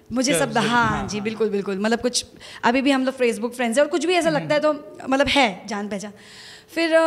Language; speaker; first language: Hindi; native; Hindi